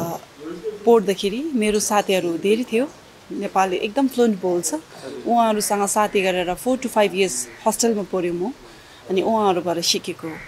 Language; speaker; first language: Nepali; non-native, fluent; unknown